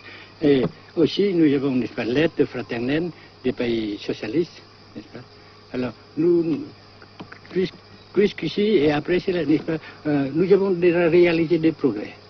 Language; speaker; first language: French; non-native, local second language; Vietnamese